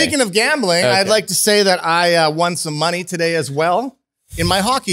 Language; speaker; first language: English; native; English